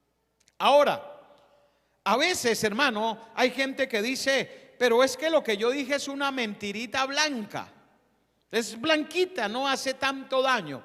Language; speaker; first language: Spanish; native; Spanish